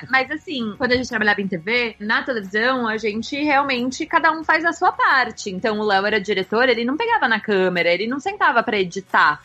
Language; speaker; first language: Portuguese; native; Portuguese